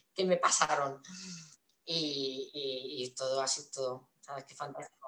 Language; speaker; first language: Spanish; native; Spanish